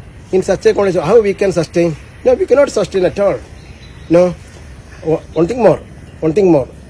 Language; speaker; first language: English; non-native, local second language; Malayalam